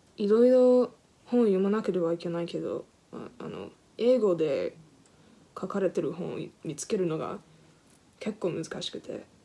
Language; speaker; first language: Japanese; non-native, learner; English